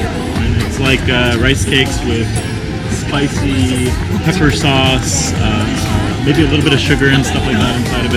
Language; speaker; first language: English; non-native, local second language; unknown